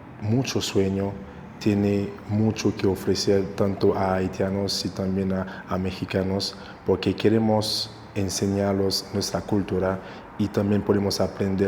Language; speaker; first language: Spanish; non-native, local second language; Haitian Creole